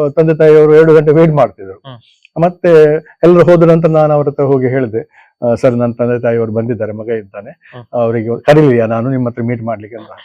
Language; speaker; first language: Kannada; non-native, local second language; Konkani